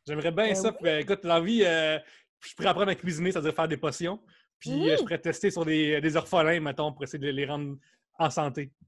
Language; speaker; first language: French; native; French